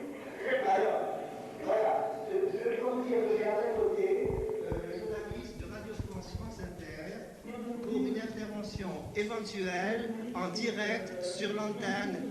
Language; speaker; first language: French; native; French